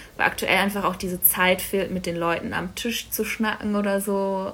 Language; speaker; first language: German; native; German